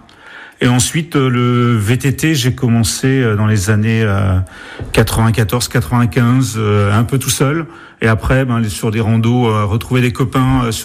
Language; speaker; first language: French; native; French